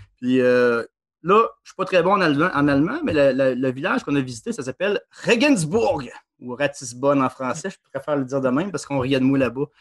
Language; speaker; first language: French; native; French